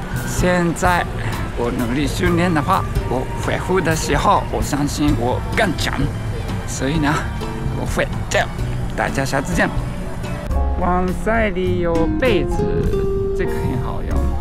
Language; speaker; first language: Chinese; non-native, learner; Japanese